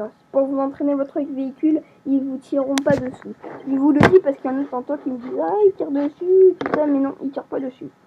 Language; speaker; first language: French; native; French